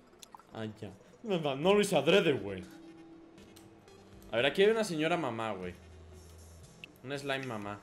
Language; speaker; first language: Spanish; native; Spanish